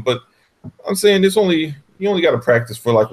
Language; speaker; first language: English; native; English